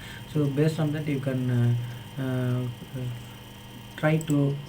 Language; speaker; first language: English; non-native, local second language; Tamil